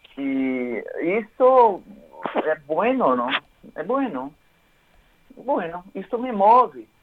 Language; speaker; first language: Spanish; non-native, learner; Portuguese